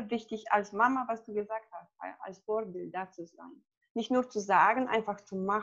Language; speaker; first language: German; non-native, fluent; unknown